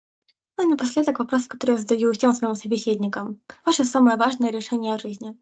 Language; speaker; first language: Russian; native; Russian